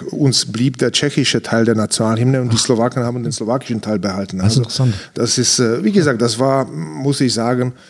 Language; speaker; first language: German; non-native, fluent; Czech